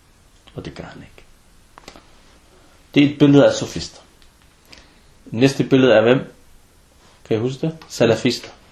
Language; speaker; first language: Danish; early bilingual, other home language; Arabic